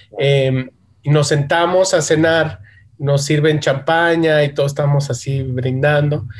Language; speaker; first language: Spanish; native; Spanish